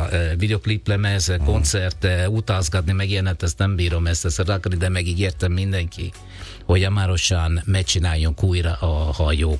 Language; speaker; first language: Hungarian; non-native, learner; Italian